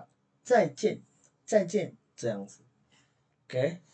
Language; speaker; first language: Chinese; non-native, fluent; Indonesian